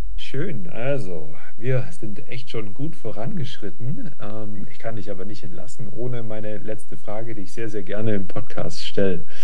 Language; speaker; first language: German; native; German